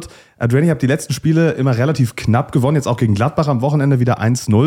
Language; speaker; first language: German; native; German